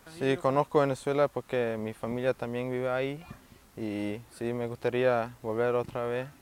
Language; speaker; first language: Spanish; early bilingual, heritage; Spanish